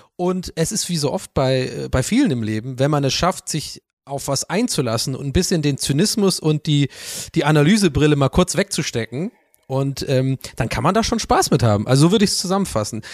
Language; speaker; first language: German; non-native, fluent; English